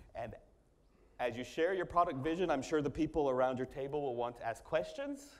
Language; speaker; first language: English; native; English